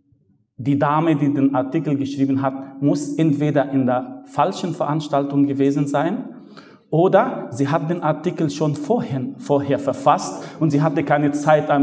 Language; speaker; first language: German; non-native, fluent; Arabic